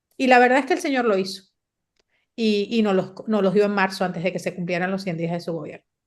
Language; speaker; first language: Spanish; native; Spanish